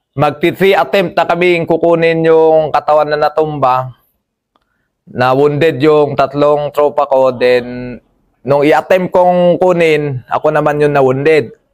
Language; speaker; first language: Filipino; non-native, local second language; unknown